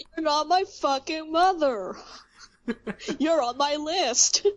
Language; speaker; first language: English; non-native, local second language; Filipino